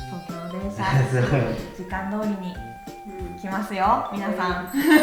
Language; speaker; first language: Japanese; native; Japanese